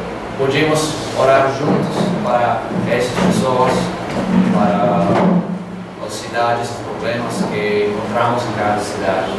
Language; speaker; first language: Portuguese; non-native, learner; Spanish